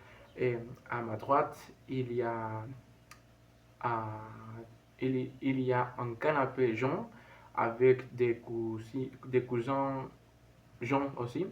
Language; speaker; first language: French; non-native, learner; Spanish